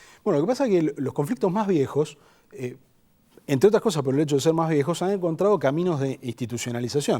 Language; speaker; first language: Spanish; native; Spanish